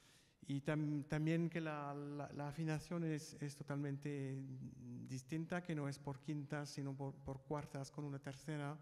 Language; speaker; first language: Spanish; non-native, fluent; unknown